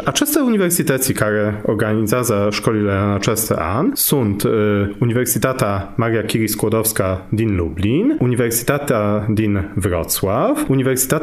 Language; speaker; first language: Romanian; non-native, fluent; Polish